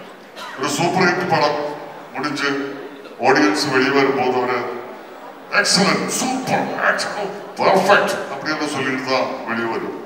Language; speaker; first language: Tamil; non-native, fluent; Malayalam